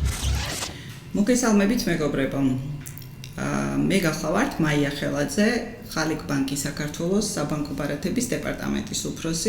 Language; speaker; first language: Georgian; native; Georgian